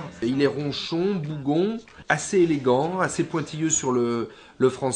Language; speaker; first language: French; native; French